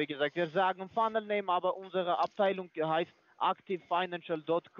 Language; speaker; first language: German; non-native, fluent; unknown